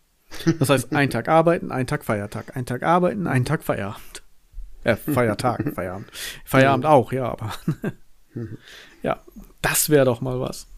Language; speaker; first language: German; native; German